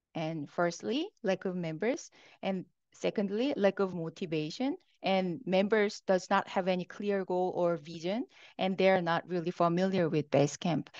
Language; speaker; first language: English; non-native, fluent; Korean